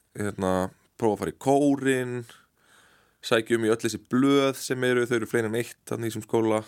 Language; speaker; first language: Icelandic; native; Icelandic